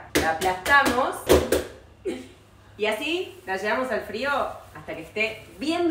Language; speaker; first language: Spanish; native; Spanish